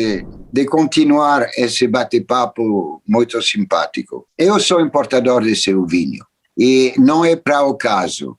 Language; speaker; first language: Portuguese; non-native, fluent; French